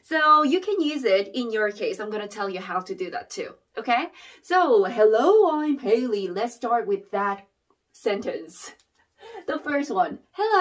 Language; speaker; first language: English; non-native, learner; Korean